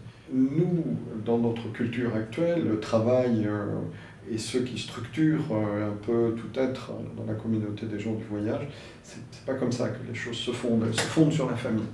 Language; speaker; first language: French; native; French